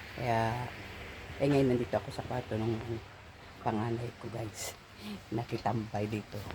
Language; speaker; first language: Filipino; native; Filipino